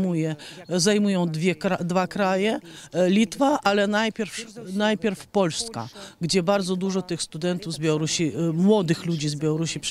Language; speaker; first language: Polish; non-native, fluent; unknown